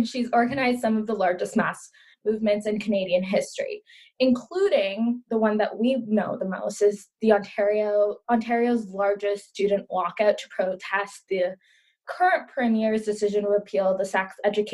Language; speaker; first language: English; early bilingual, other home language; Urdu